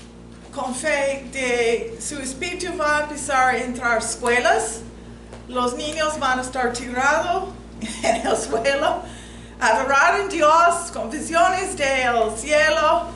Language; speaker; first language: Spanish; non-native, fluent; English